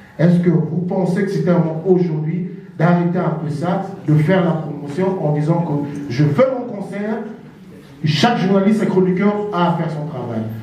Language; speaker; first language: French; non-native, local second language; Lingala